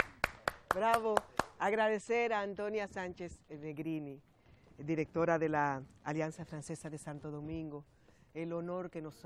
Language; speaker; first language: Spanish; native; Spanish